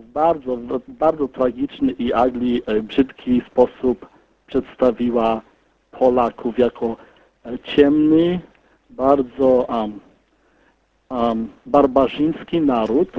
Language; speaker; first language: Polish; early bilingual, heritage; Polish